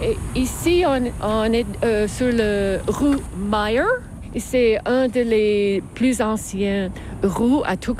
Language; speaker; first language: French; non-native, fluent; English